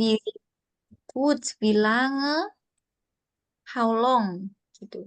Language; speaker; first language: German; non-native, fluent; Indonesian